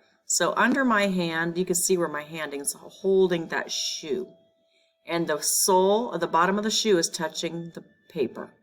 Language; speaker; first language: English; native; English